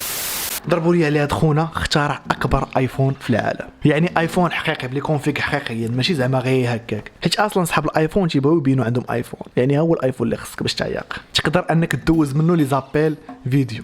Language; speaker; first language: Arabic; native; Arabic